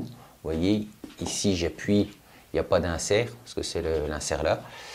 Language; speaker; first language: French; native; French